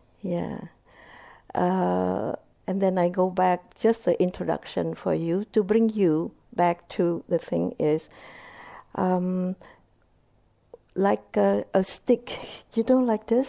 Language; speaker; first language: English; non-native, fluent; Vietnamese